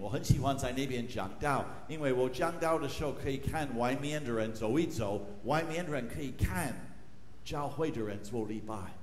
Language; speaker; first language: Chinese; non-native, fluent; English